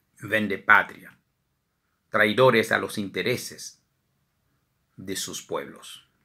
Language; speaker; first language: Spanish; non-native, fluent; Haitian Creole